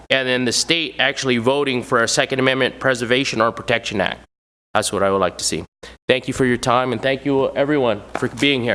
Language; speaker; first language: English; native; English